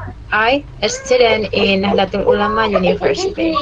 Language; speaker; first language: English; non-native, learner; Indonesian